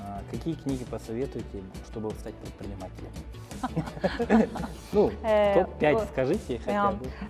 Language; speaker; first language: Russian; non-native, local second language; Kyrgyz